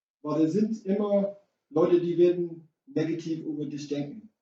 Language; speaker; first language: German; non-native, fluent; English